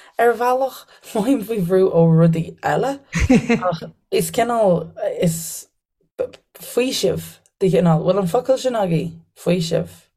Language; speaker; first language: Irish; native; Irish